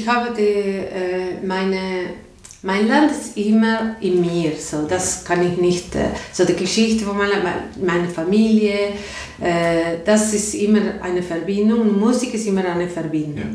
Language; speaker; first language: German; non-native, learner; Spanish